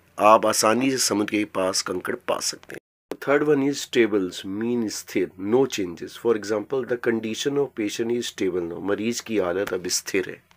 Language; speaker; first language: Hindi; native; Hindi